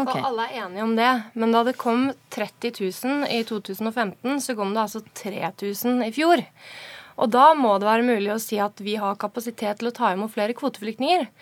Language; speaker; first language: Norwegian; native; Norwegian